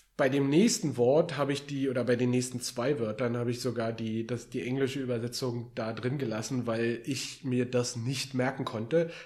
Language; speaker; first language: German; native; German